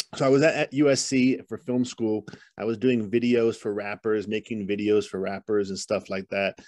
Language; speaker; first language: English; native; English